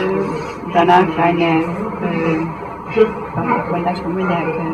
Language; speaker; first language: German; non-native, learner; Hungarian